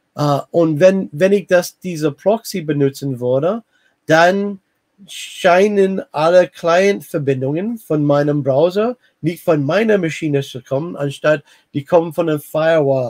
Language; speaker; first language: German; non-native, fluent; English